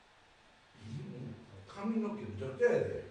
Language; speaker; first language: Japanese; native; Japanese